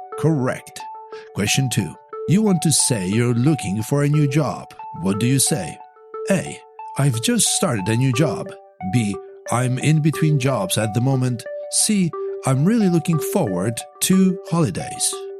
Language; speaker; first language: English; non-native, fluent; Polish